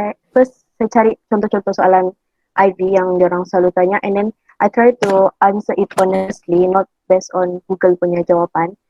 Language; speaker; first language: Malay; native; Malay